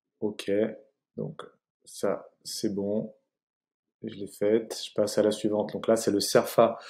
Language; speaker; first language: French; native; French